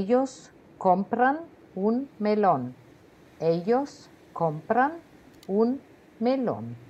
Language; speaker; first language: Spanish; non-native, fluent; German